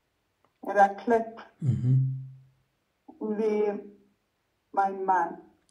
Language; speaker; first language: German; non-native, learner; Croatian